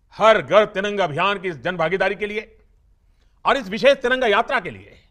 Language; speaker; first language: Hindi; non-native, local second language; Gujarati